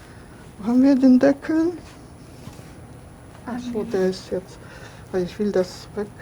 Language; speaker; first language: German; non-native, fluent; Polish